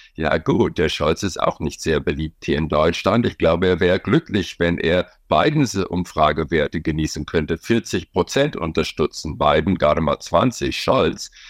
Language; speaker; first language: German; non-native, fluent; English